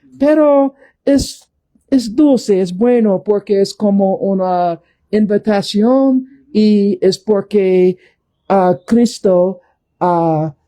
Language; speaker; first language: Spanish; non-native, learner; English